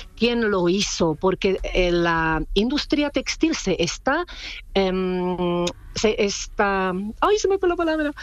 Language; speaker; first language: Spanish; non-native, fluent; Czech